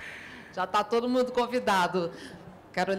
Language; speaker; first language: Portuguese; native; Portuguese